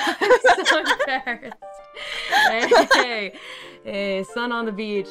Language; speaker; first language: English; non-native, learner; Japanese